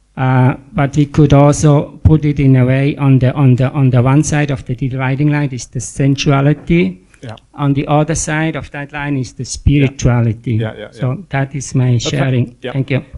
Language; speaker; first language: English; non-native, fluent; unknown